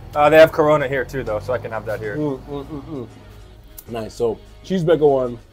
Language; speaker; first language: English; native; English